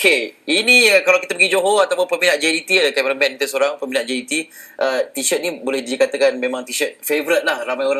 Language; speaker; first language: Malay; native; Malay